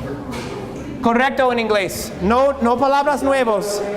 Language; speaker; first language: Spanish; non-native, learner; English